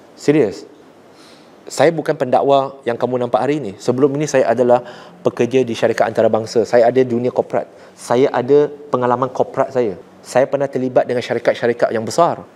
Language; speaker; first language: Malay; non-native, local second language; Chinese